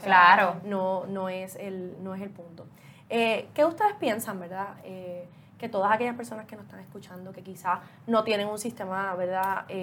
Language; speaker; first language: Spanish; native; Spanish